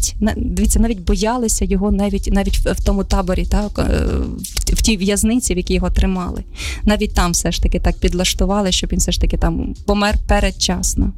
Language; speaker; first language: Ukrainian; native; Ukrainian